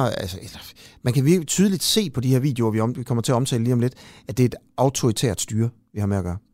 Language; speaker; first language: Danish; native; Danish